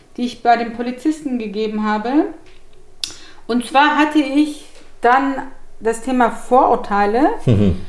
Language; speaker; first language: German; early bilingual, other home language; Turkish